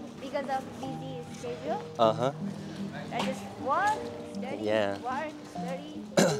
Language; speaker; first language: English; non-native, local second language; Nepali